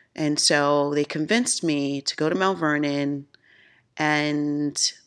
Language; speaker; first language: English; native; English